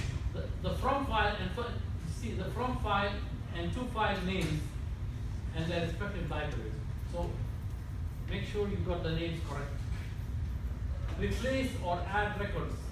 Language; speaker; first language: English; non-native, fluent; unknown